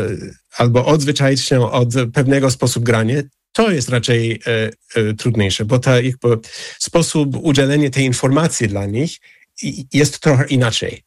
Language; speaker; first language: Polish; non-native, fluent; English